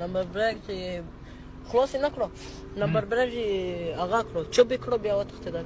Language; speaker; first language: Pashto; non-native, fluent; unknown